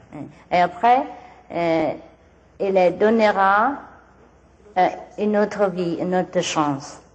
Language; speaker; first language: French; non-native, learner; Vietnamese